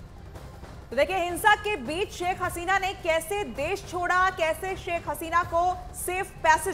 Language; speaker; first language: Hindi; native; Hindi